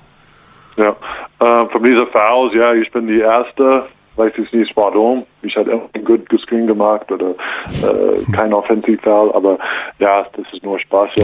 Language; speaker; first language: German; non-native, learner; English